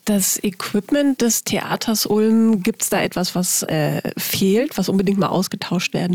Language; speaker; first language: German; native; German